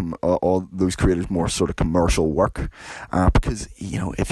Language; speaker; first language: English; native; English